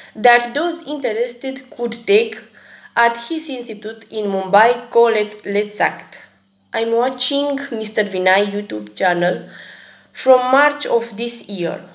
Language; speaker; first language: English; non-native, fluent; Romanian